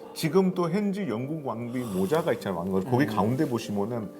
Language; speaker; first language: Korean; non-native, fluent; Hindi